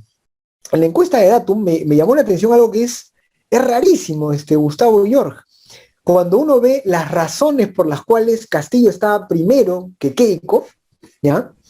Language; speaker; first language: Spanish; native; Spanish